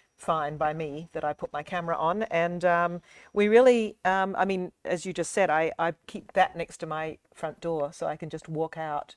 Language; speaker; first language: English; native; English